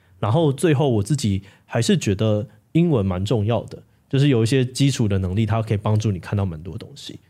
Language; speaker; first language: Chinese; native; Chinese